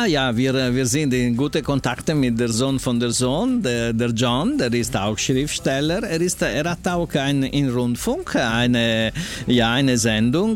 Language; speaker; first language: German; non-native, learner; Italian